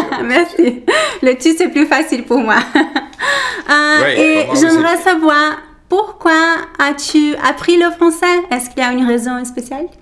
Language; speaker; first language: French; non-native, fluent; Portuguese